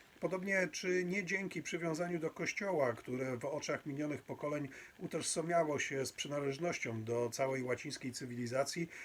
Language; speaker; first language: Polish; native; Polish